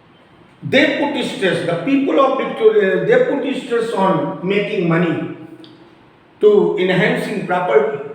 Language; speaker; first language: English; non-native, local second language; Hindi